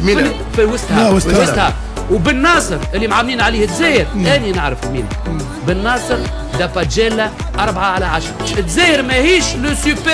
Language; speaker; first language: Arabic; native; Arabic